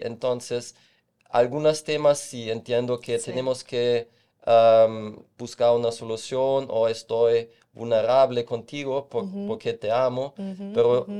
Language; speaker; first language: Spanish; non-native, fluent; German